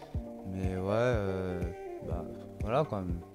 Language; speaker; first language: French; early bilingual, other home language; Latvian